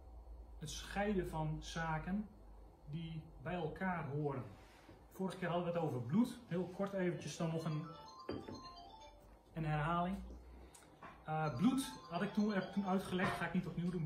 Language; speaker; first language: Dutch; native; Dutch